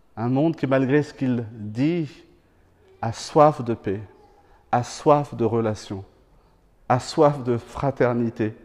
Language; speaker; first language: French; non-native, local second language; Malagasy